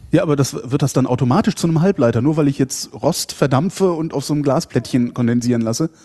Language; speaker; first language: German; native; German